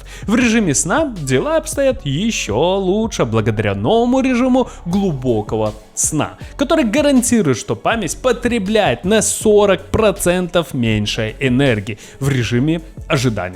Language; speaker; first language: Russian; native; Russian